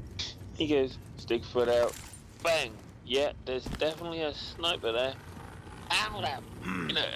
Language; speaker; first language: English; native; English